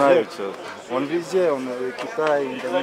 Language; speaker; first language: Russian; non-native, learner; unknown